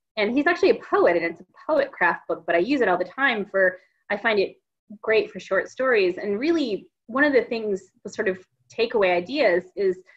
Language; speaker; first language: English; native; English